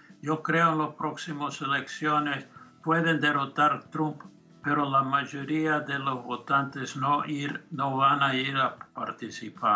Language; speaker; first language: Spanish; non-native, fluent; English